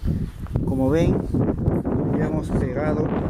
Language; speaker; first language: Spanish; native; Spanish